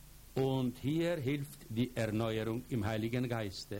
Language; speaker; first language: German; non-native, fluent; Polish